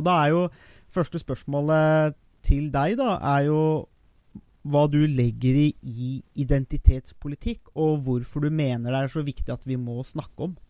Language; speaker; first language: Norwegian; native; Norwegian